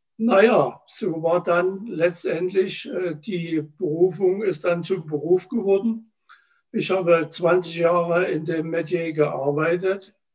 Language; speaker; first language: German; native; German